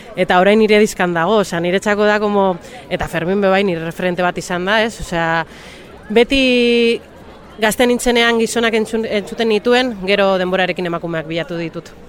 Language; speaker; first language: Basque; non-native, local second language; Spanish